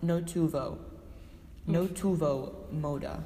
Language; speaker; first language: Spanish; non-native, learner; English